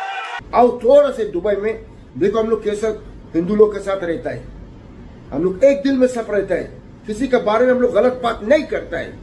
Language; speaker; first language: Hindi; non-native, fluent; Arabic